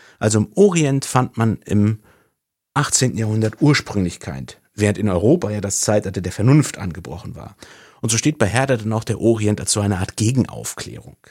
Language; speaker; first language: German; native; German